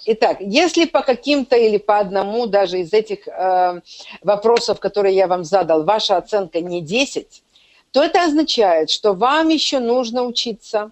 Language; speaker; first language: Russian; native; Russian